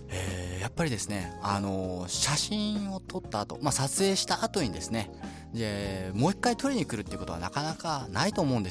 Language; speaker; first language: Japanese; native; Japanese